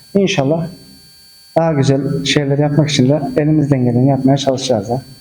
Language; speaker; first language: Turkish; early bilingual, heritage; Turkish